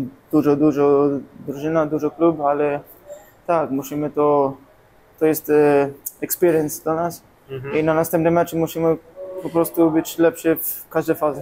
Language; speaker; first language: Polish; non-native, learner; English